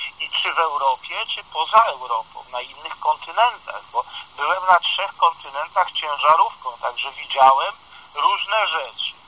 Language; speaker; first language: Polish; native; Polish